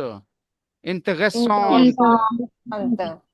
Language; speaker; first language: French; non-native, learner; Urdu